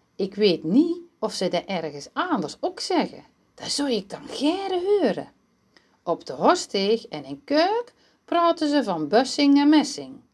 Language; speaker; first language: Dutch; native; Dutch